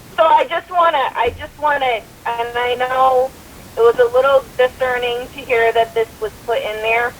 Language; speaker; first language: English; native; English